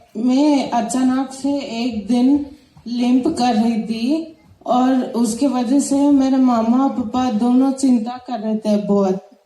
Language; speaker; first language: Hindi; non-native, local second language; Telugu